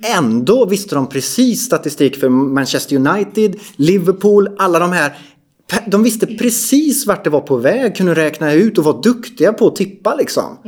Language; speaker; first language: Swedish; native; Swedish